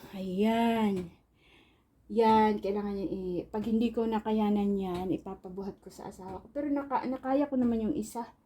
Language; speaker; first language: Filipino; non-native, local second language; Waray